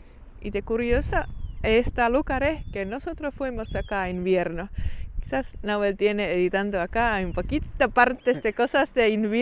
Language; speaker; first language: Spanish; non-native, learner; Finnish